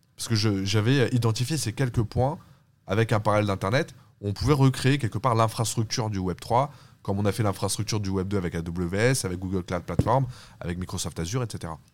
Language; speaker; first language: French; early bilingual, other home language; Turkish